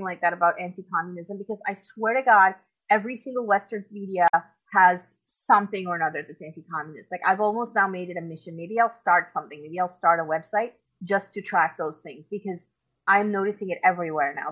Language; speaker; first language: English; non-native, local second language; Urdu